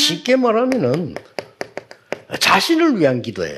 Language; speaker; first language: Korean; native; Korean